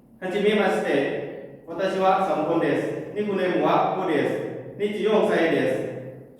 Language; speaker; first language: Japanese; non-native, learner; Thai